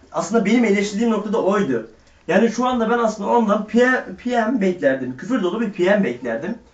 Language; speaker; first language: Turkish; early bilingual, heritage; Turkish